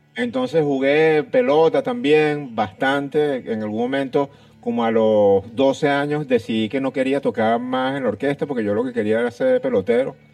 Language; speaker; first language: Spanish; native; Spanish